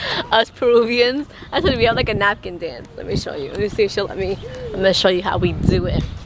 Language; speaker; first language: English; early bilingual, other home language; Spanish